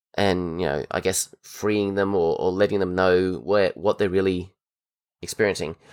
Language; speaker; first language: English; native; English